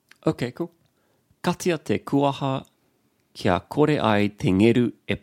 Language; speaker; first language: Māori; non-native, learner; English